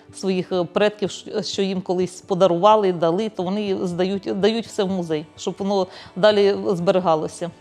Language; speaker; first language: Ukrainian; non-native, local second language; Czech